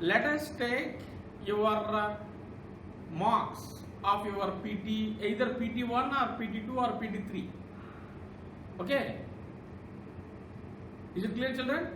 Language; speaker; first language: English; non-native, local second language; Telugu